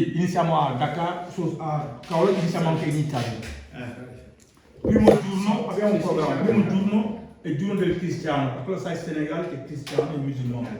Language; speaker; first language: Italian; non-native, learner; Wolof